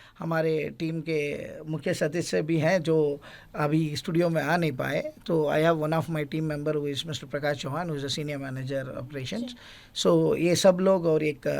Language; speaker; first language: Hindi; non-native, local second language; Gujarati